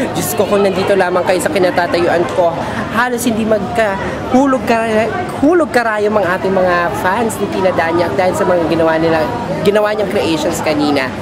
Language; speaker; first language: Filipino; native; Filipino